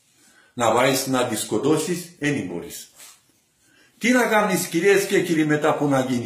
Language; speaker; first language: Greek; non-native, learner; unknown